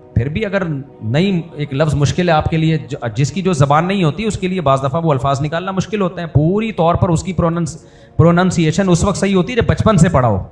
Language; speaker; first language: Urdu; native; Urdu